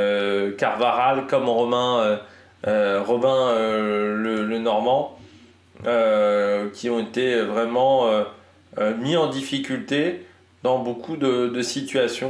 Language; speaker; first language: French; native; French